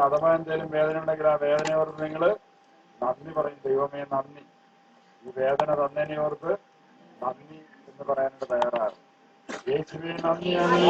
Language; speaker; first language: Malayalam; native; Malayalam